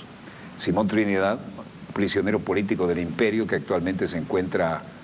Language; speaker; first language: Spanish; native; Spanish